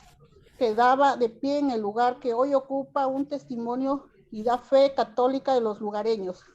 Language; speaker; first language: Spanish; native; Spanish